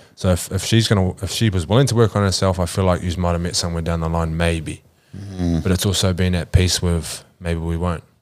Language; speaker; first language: English; native; English